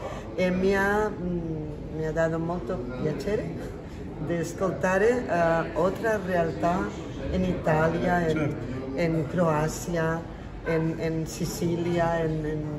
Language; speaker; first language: Italian; non-native, learner; Catalan